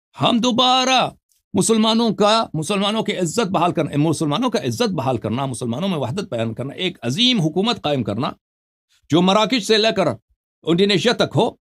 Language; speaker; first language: Urdu; non-native, fluent; Persian